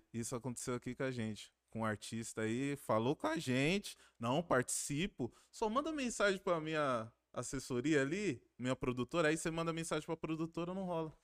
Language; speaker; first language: Portuguese; native; Portuguese